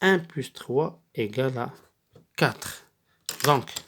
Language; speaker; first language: French; non-native, local second language; Arabic